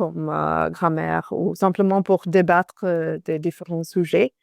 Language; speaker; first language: French; non-native, fluent; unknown